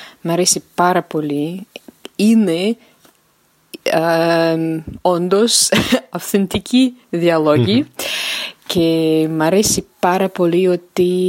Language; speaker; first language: Greek; non-native, learner; Russian